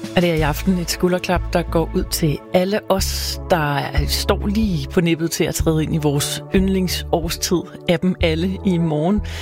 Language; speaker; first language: Danish; native; Danish